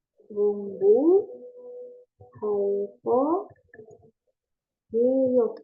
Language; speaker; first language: Korean; non-native, fluent; Indonesian